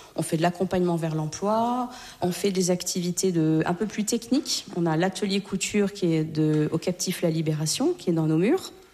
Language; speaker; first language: French; native; French